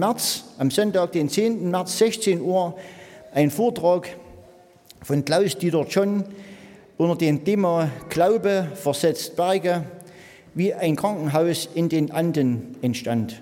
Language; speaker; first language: German; native; German